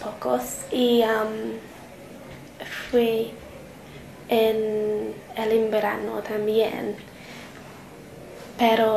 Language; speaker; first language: Spanish; non-native, learner; English